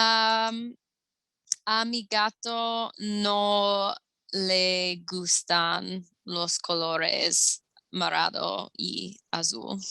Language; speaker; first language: Spanish; non-native, learner; English